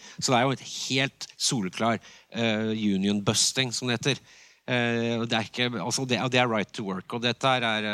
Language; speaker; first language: Norwegian; native; Norwegian